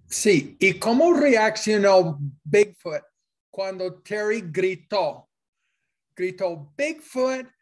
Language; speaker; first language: Spanish; non-native, fluent; English